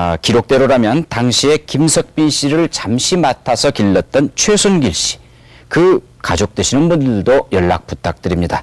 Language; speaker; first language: Korean; native; Korean